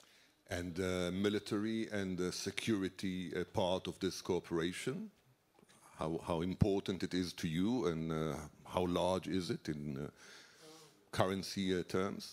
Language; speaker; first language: English; non-native, fluent; Hebrew